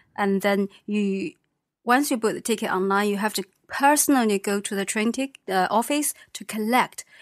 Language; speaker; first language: English; non-native, fluent; Chinese